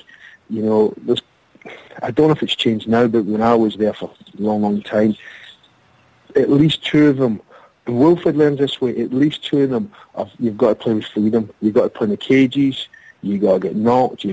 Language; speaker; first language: English; native; English